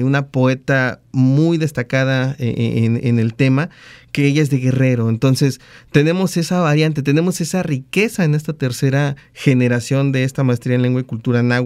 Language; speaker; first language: Spanish; native; Spanish